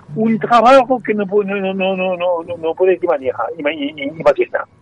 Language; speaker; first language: Spanish; non-native, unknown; French